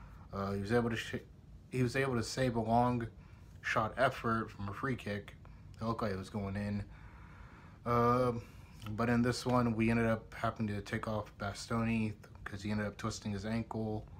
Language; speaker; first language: English; native; English